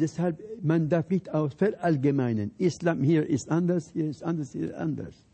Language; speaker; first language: German; non-native, fluent; Arabic